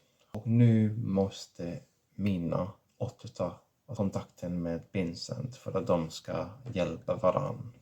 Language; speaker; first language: Swedish; non-native, fluent; Catalan